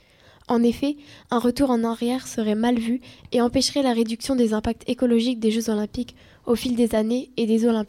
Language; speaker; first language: French; native; French